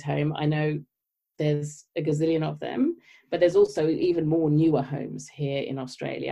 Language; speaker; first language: English; native; English